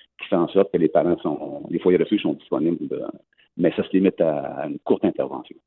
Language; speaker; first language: French; native; French